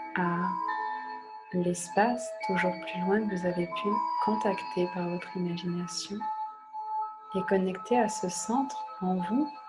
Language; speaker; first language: French; native; French